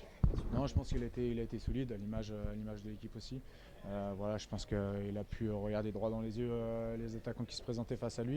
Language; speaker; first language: French; native; French